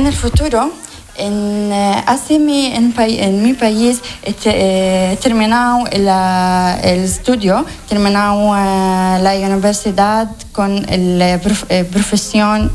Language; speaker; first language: Spanish; non-native, learner; Arabic